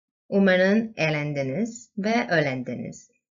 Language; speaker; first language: Turkish; non-native, learner; Chinese